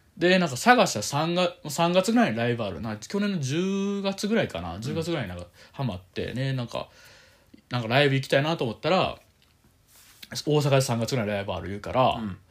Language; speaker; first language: Japanese; native; Japanese